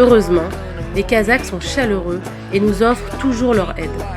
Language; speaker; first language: French; native; French